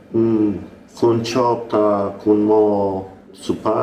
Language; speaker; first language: Thai; non-native, learner; English